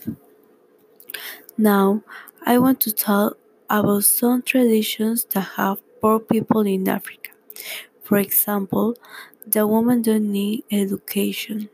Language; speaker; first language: English; non-native, learner; Spanish